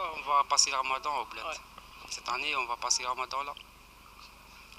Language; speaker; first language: French; non-native, learner; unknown